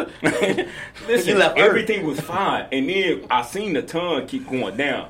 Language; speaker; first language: English; early bilingual, other home language; Igbo